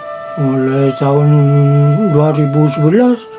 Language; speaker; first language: Indonesian; non-native, local second language; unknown